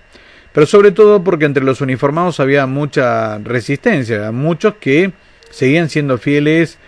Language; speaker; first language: Spanish; native; Spanish